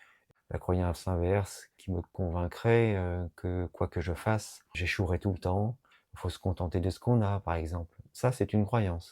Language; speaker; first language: French; native; French